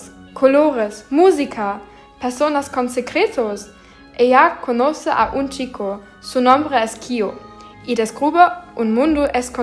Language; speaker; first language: Spanish; non-native, learner; German